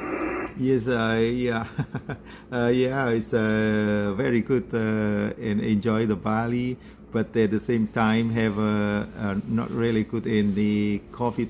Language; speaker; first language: English; non-native, learner; Indonesian